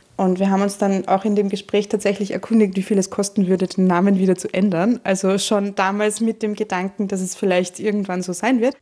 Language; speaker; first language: German; native; German